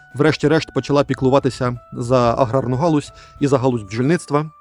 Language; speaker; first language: Ukrainian; non-native, local second language; Russian